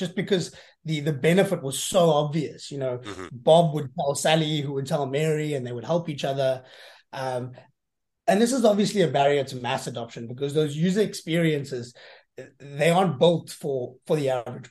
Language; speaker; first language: English; native; English